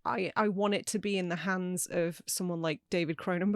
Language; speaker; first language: English; native; English